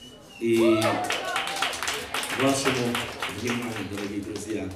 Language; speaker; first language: Russian; non-native, fluent; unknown